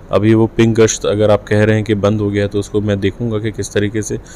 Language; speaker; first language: Hindi; native; Hindi